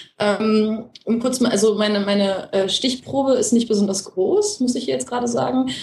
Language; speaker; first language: German; native; German